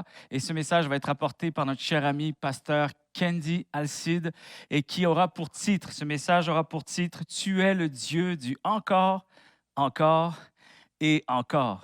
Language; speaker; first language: French; native; French